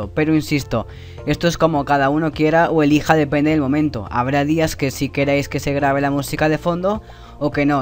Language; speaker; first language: Spanish; native; Spanish